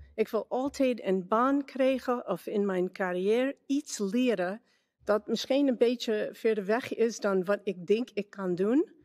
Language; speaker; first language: Dutch; non-native, learner; English